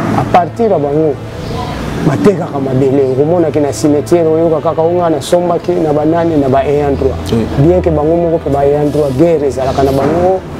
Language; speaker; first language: Lingala; non-native, local second language; Kongo